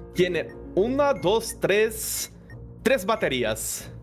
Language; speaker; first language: Spanish; non-native, learner; Portuguese